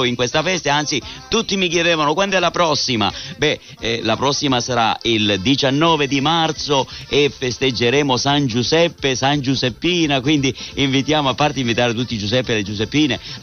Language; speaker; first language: Italian; early bilingual, heritage; Italian